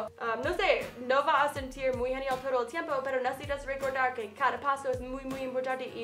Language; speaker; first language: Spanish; non-native, fluent; English